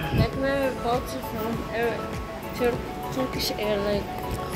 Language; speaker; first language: English; non-native, learner; Arabic